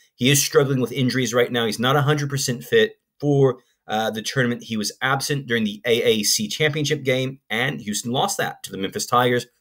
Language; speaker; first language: English; native; English